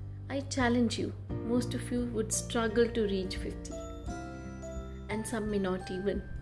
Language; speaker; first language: English; non-native, local second language; Hindi